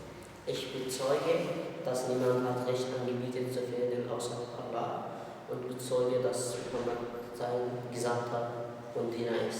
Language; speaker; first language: German; non-native, learner; Arabic